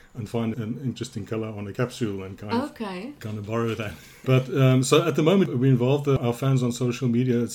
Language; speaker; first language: English; native; English